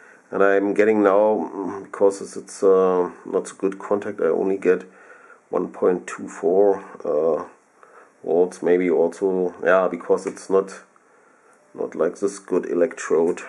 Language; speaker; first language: English; non-native, fluent; German